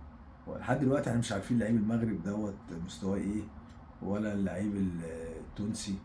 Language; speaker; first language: Arabic; native; Arabic